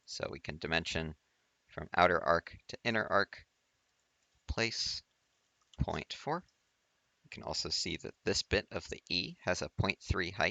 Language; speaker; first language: English; native; English